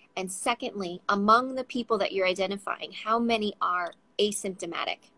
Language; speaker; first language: English; native; English